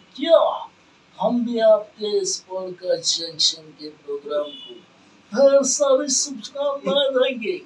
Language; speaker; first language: Hindi; non-native, local second language; Marathi